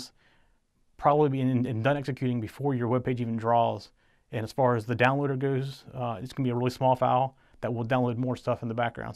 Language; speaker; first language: English; native; English